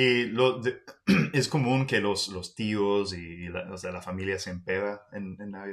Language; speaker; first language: Spanish; non-native, fluent; English